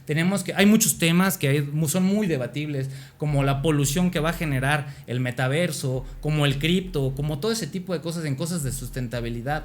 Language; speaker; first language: Spanish; native; Spanish